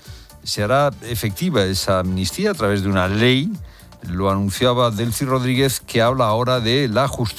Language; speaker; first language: Spanish; native; Spanish